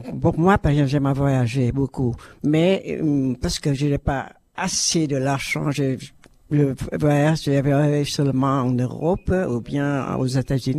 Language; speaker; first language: French; non-native, learner; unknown